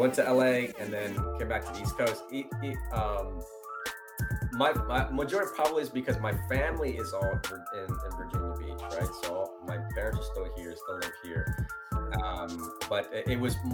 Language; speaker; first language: English; early bilingual, other home language; Italian